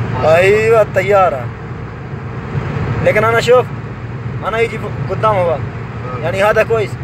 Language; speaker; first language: Arabic; non-native, learner; Urdu